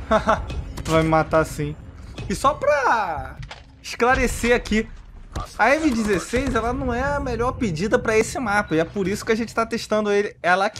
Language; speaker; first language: Portuguese; native; Portuguese